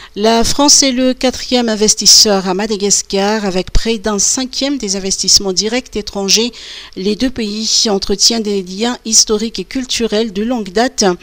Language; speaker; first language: French; non-native, local second language; Malagasy